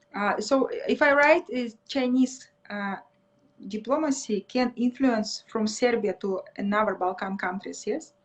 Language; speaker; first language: English; non-native, learner; Russian